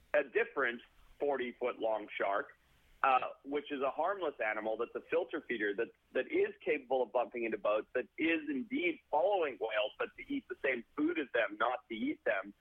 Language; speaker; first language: English; native; English